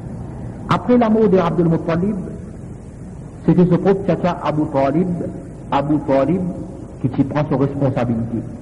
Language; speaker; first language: French; non-native, local second language; Morisyen